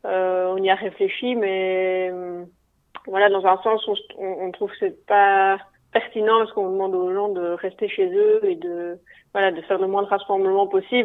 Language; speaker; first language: French; native; French